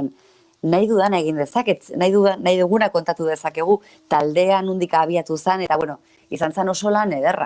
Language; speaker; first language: Basque; native; Basque